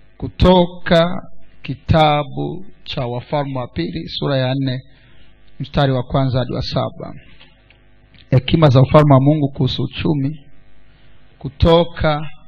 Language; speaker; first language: Swahili; non-native, local second language; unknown